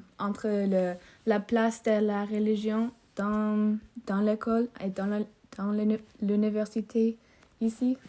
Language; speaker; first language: French; non-native, learner; English